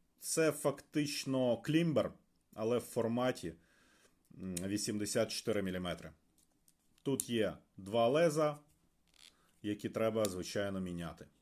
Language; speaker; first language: Ukrainian; native; Ukrainian